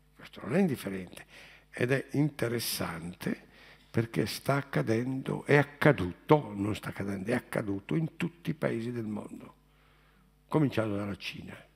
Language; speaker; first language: Italian; native; Italian